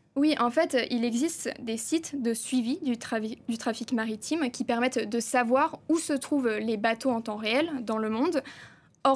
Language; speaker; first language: French; native; French